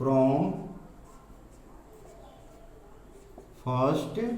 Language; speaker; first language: English; non-native, local second language; Hindi